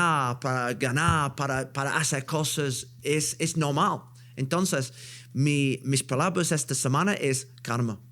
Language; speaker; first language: Spanish; non-native, learner; English